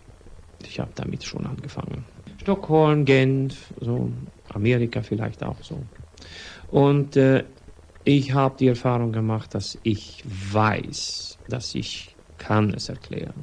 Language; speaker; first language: German; non-native, fluent; Swedish